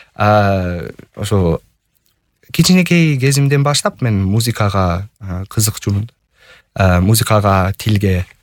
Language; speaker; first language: Kyrgyz; non-native, fluent; English